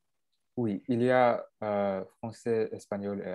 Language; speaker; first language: French; non-native, local second language; English